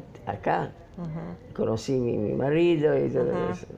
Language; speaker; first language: Spanish; non-native, fluent; Polish